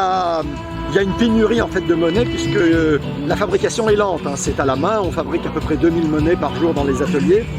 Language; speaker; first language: French; native; French